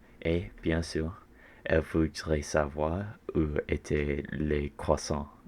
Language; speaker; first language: French; non-native, learner; English